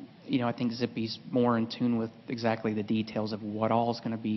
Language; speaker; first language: English; native; English